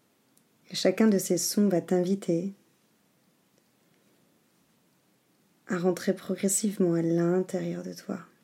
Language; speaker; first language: French; native; French